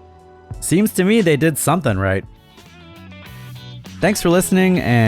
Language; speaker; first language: English; native; English